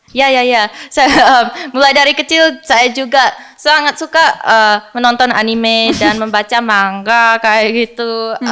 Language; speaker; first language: Indonesian; early bilingual, heritage; English